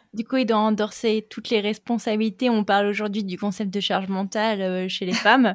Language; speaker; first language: French; native; French